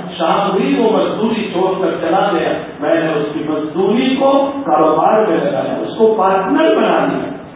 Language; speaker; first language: Urdu; non-native, local second language; Gujarati